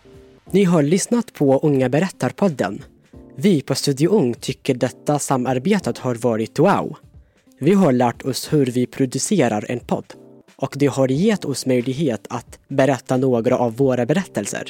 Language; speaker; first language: Swedish; non-native, fluent; Tigrinya